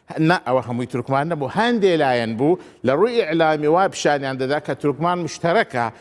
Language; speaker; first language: Central Kurdish; non-native, local second language; Turkish